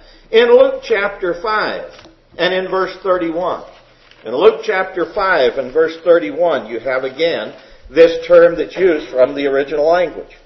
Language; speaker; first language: English; native; English